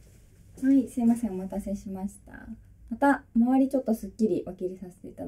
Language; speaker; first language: Japanese; native; Japanese